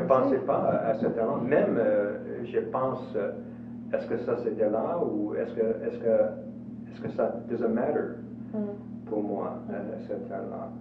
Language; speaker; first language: French; non-native, local second language; English